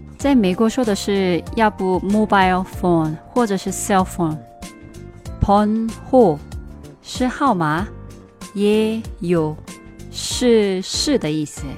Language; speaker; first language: Chinese; non-native, fluent; Korean